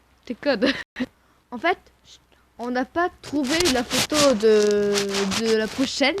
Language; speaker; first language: French; native; French